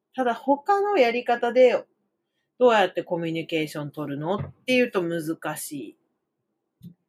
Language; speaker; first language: Japanese; native; Japanese